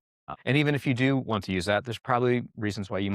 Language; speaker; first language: English; native; English